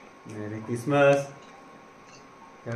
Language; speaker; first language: Hindi; non-native, local second language; Bangla